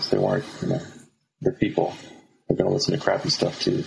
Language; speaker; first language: English; native; English